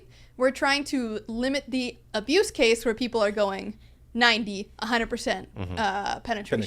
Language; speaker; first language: English; native; English